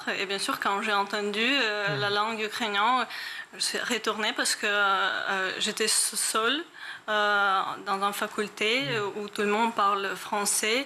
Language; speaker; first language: French; non-native, learner; Ukrainian